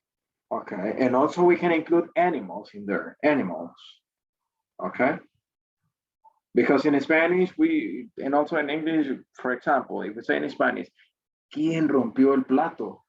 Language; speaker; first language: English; non-native, fluent; Spanish